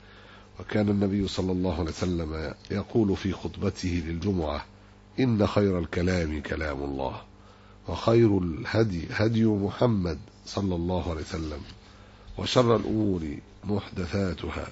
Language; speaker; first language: Arabic; native; Arabic